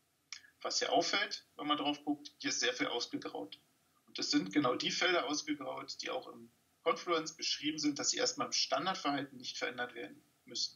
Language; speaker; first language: German; native; German